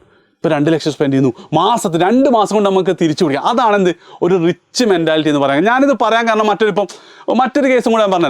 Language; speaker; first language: Malayalam; native; Malayalam